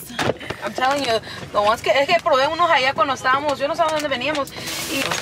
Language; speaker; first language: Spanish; early bilingual, heritage; Spanish